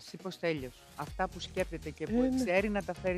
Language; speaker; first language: Greek; native; Greek